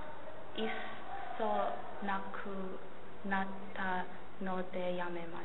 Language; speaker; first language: Japanese; non-native, learner; English